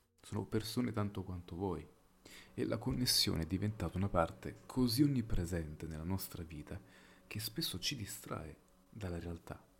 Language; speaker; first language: Italian; native; Italian